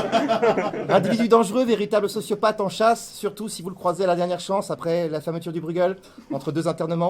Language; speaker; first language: French; native; French